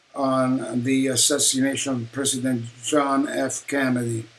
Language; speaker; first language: English; non-native, fluent; Italian